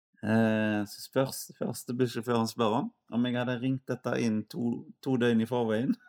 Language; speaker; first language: Norwegian; native; Norwegian